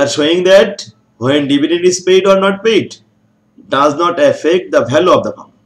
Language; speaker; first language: English; non-native, local second language; Bangla